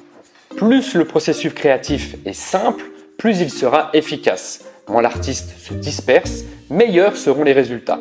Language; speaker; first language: French; native; French